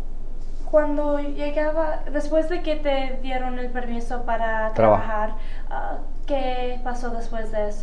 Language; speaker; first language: Spanish; early bilingual, heritage; Spanish